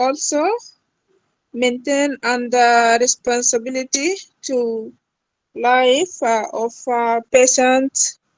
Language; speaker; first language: English; non-native, learner; Arabic